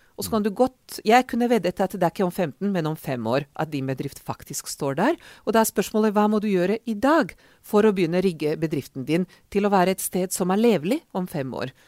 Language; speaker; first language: Norwegian; non-native, fluent; Hungarian